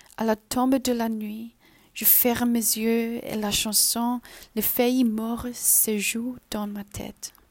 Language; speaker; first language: French; non-native, learner; Chinese